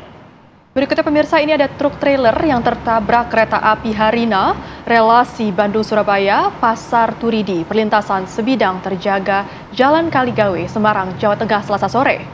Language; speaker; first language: Indonesian; native; Indonesian